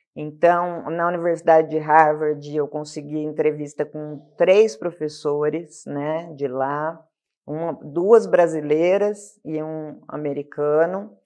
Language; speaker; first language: Portuguese; native; Portuguese